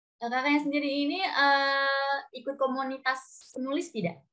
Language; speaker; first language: Indonesian; native; Indonesian